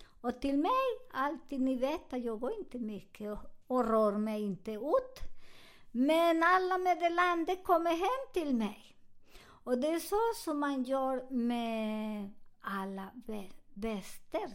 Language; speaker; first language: Swedish; non-native, learner; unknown